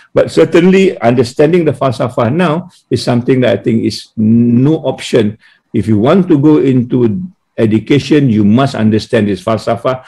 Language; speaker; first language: English; non-native, local second language; Malay